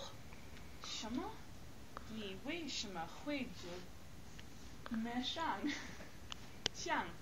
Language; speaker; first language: Chinese; non-native, learner; English